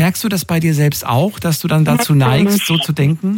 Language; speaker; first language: German; native; German